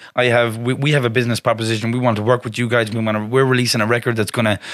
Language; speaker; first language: English; native; English